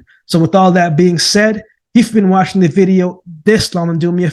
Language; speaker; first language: English; native; English